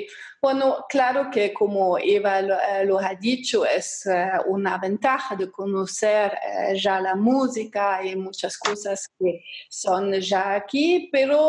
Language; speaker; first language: Spanish; non-native, fluent; German